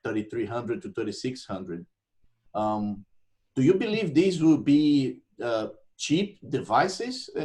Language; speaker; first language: English; non-native, fluent; Portuguese